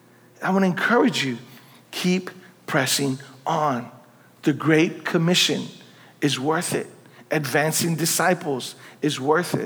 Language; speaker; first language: English; native; English